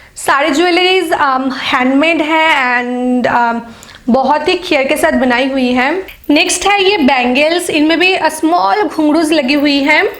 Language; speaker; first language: Hindi; non-native, local second language; Bangla